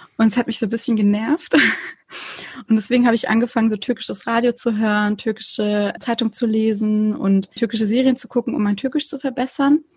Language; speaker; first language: German; early bilingual, other home language; Turkish